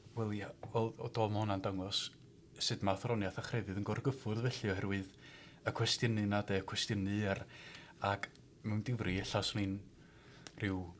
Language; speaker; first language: Welsh; native; Welsh